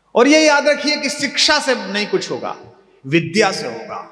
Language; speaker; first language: Hindi; native; Hindi